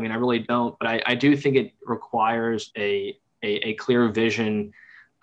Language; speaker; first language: English; native; English